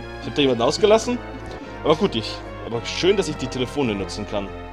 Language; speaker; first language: German; native; German